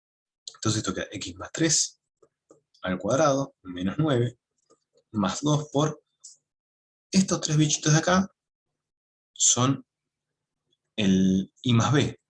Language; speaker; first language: Spanish; native; Spanish